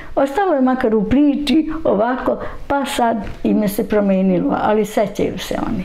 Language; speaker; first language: Serbian; native; Serbian